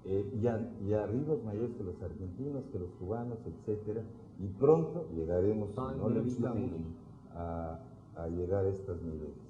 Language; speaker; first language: Spanish; native; Spanish